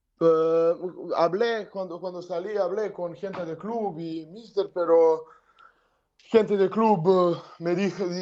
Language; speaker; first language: Spanish; non-native, learner; Serbian